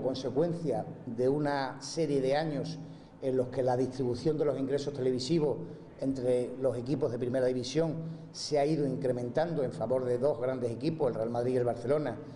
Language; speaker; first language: Spanish; native; Spanish